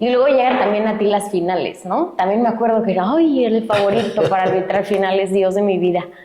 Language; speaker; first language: Spanish; native; Spanish